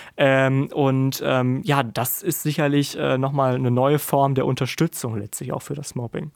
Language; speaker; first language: German; native; German